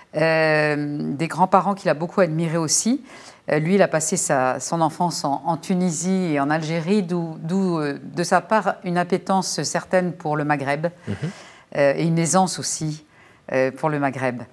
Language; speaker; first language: French; native; French